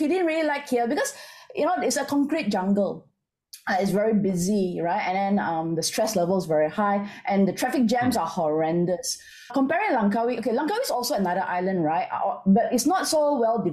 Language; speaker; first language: English; non-native, local second language; Min Nan Chinese